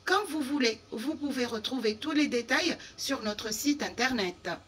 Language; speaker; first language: French; non-native, fluent; Arabic